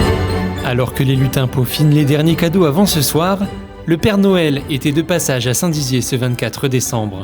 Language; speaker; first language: French; native; French